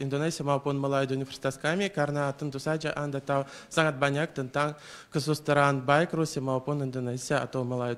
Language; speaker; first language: Indonesian; non-native, fluent; Russian